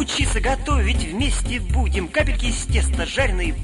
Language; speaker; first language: Russian; native; Russian